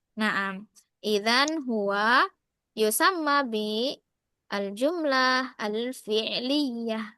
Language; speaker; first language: Arabic; non-native, fluent; Indonesian